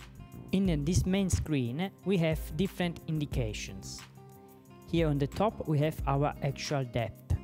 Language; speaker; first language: English; non-native, fluent; Italian